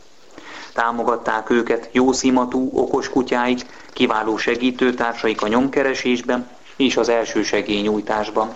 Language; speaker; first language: Hungarian; native; Hungarian